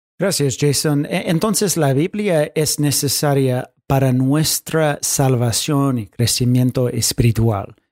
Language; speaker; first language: Spanish; non-native, fluent; English